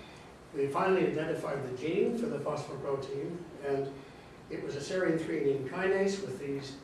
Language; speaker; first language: English; native; English